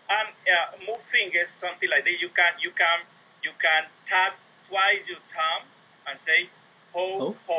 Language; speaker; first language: English; non-native, learner; Spanish